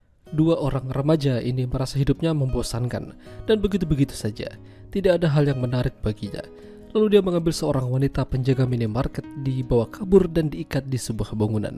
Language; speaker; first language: Indonesian; non-native, local second language; Javanese